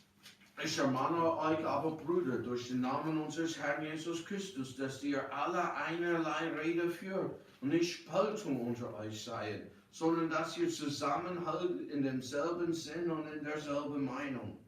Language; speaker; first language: German; non-native, fluent; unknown